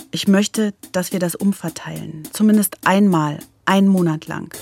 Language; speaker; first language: German; native; German